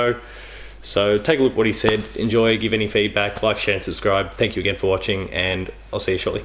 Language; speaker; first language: English; native; English